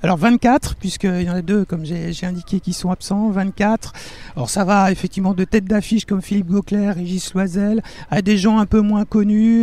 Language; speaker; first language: French; native; French